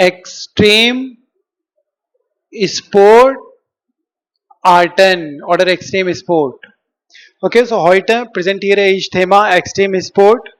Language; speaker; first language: German; non-native, learner; Hindi